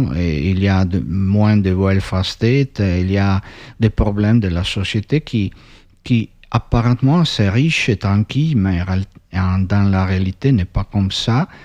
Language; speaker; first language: French; non-native, fluent; Italian